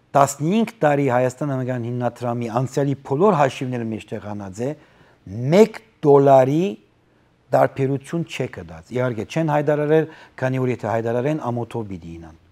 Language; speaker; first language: Armenian; early bilingual, heritage; Armenian